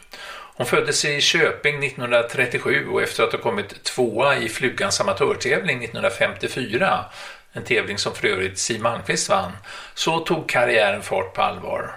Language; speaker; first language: Swedish; native; Swedish